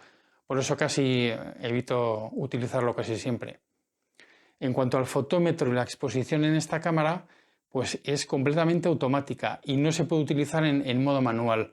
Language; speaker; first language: Spanish; native; Spanish